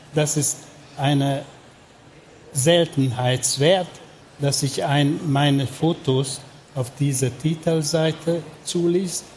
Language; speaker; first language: German; non-native, fluent; Hungarian